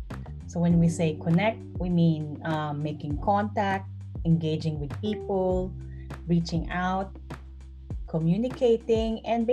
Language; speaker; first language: English; non-native, local second language; Filipino